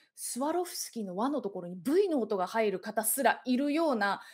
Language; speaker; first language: Japanese; native; Japanese